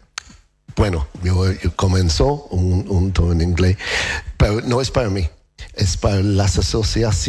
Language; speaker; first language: Spanish; non-native, learner; English